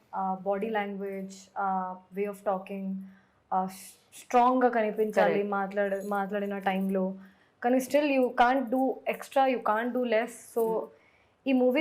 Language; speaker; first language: Telugu; non-native, fluent; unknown